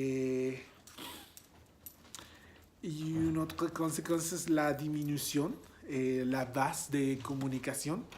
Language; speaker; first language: French; non-native, learner; Spanish